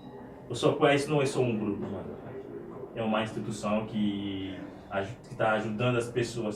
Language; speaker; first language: Portuguese; non-native, fluent; Haitian Creole